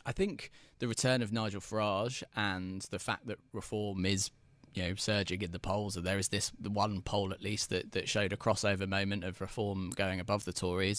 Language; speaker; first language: English; native; English